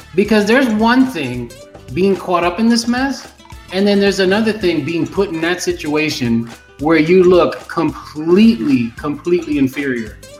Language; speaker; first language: English; early bilingual, other home language; Spanish